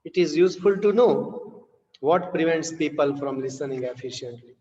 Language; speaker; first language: English; non-native, local second language; Gujarati